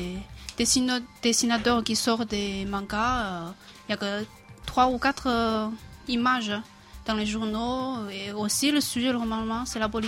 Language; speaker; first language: French; non-native, fluent; Chinese